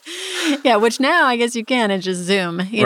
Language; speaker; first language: English; native; English